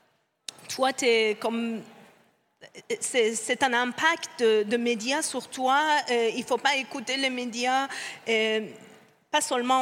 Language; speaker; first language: French; non-native, fluent; Persian